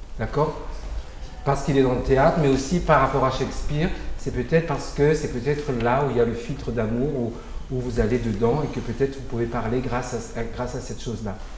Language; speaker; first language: French; native; French